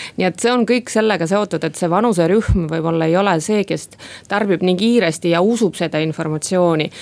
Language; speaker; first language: Estonian; non-native, local second language; Russian